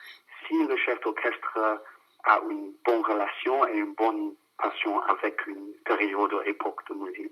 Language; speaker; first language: French; non-native, fluent; English